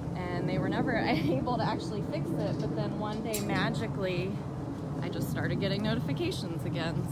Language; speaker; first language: English; native; English